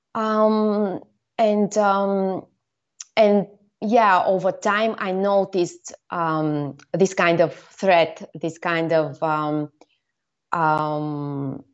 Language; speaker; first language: English; non-native, fluent; Bulgarian